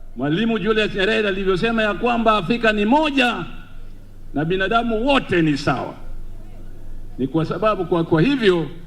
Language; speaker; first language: Swahili; non-native, local second language; Luo (Kenya and Tanzania)